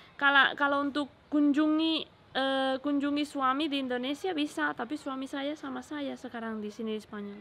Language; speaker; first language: Indonesian; non-native, learner; Spanish